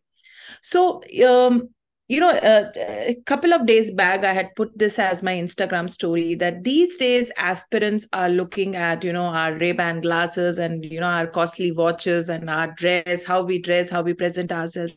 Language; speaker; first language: English; non-native, local second language; Tamil